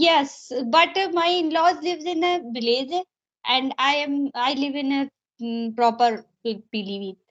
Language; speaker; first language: English; non-native, learner; Hindi